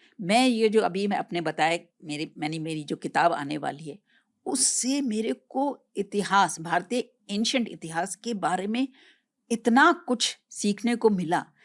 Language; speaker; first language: Hindi; native; Hindi